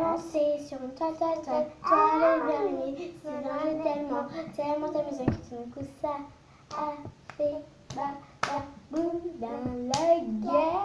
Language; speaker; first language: French; native; French